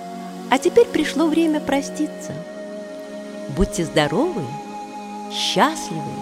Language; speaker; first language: Russian; native; Russian